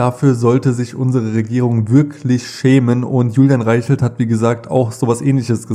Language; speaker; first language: German; native; German